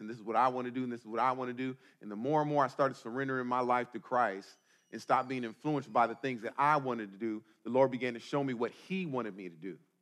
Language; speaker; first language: English; native; English